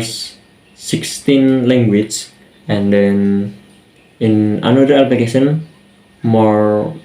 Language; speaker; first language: English; non-native, learner; Indonesian